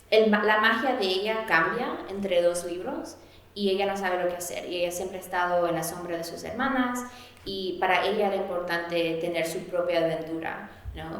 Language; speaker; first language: Spanish; early bilingual, heritage; Spanish